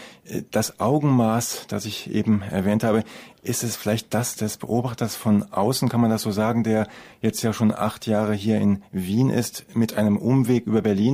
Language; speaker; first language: German; native; German